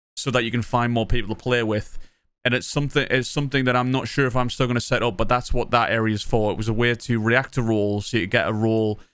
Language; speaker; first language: English; native; English